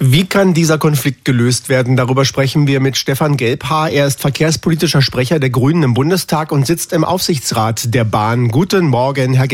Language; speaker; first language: German; native; German